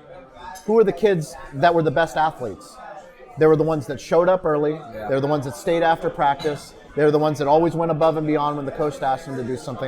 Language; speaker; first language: English; native; English